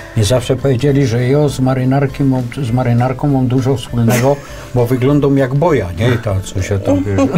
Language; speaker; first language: Polish; native; Polish